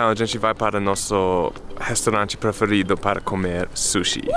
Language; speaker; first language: Portuguese; non-native, fluent; English